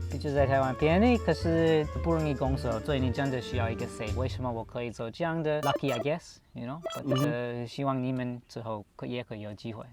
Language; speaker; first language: Chinese; non-native, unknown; English